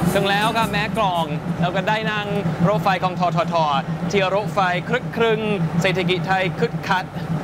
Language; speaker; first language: Thai; non-native, fluent; English